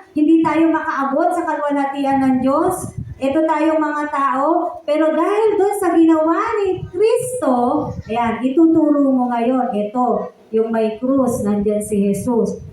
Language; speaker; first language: Filipino; native; Filipino